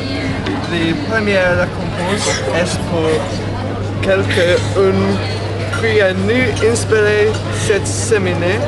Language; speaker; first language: French; non-native, learner; English